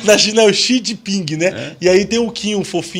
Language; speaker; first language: Portuguese; native; Portuguese